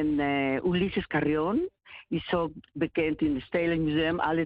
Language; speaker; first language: Dutch; non-native, learner; Spanish